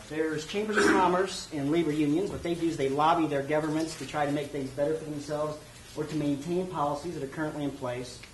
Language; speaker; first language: English; native; English